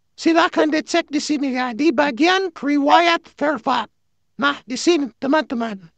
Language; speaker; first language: Indonesian; native; Indonesian